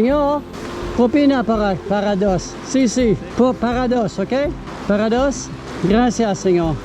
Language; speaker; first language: Spanish; non-native, learner; French